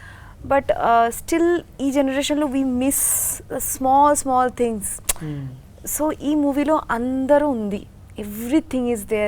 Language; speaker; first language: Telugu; non-native, learner; Bangla